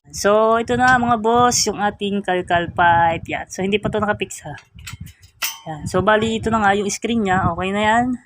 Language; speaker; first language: Filipino; native; Filipino